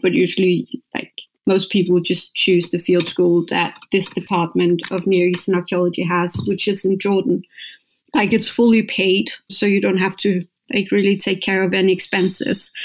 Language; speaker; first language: English; non-native, fluent; Danish